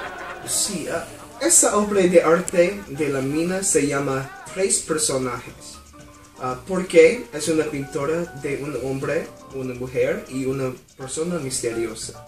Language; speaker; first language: Spanish; non-native, learner; English